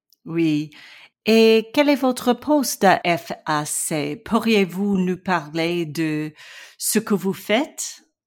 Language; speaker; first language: French; non-native, learner; English